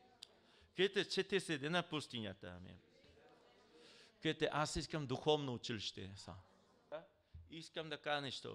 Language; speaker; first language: Bulgarian; non-native, learner; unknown